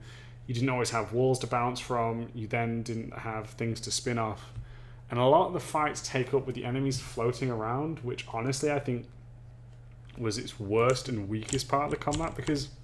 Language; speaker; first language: English; native; English